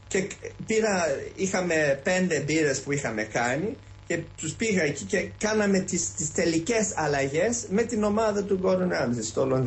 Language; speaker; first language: Greek; early bilingual, heritage; Greek